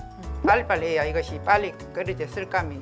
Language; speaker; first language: Korean; native; Korean